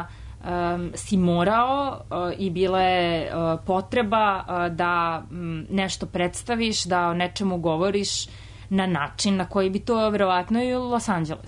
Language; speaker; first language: Serbian; native; Serbian